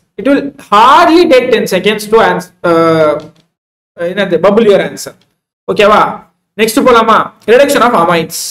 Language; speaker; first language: English; non-native, local second language; Tamil